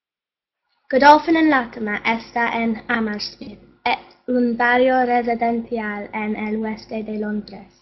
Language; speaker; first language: Spanish; non-native, learner; English